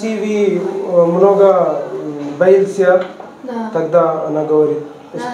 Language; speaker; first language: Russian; non-native, learner; Hindi